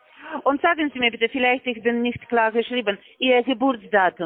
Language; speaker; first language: German; non-native, learner; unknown